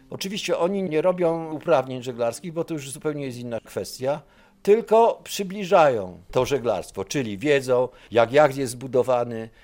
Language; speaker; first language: Polish; native; Polish